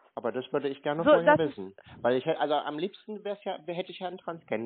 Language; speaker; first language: German; native; German